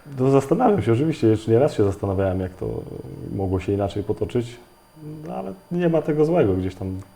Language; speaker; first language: Polish; native; Polish